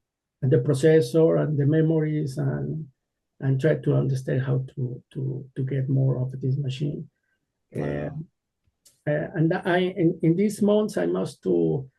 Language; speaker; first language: English; non-native, learner; Spanish